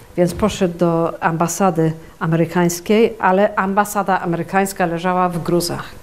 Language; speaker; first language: Polish; early bilingual, heritage; Polish